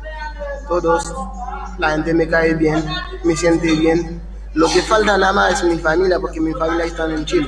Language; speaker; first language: Spanish; non-native, learner; Haitian Creole